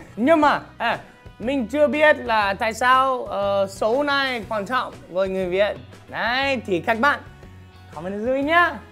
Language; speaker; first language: Vietnamese; non-native, fluent; English